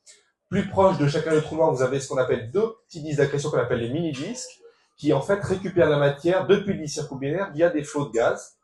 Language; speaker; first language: French; native; French